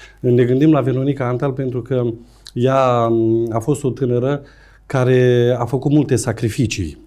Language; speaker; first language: Romanian; native; Romanian